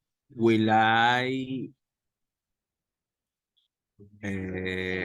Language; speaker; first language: English; non-native, learner; Spanish